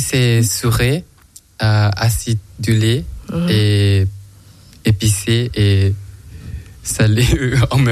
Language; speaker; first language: French; non-native, learner; Thai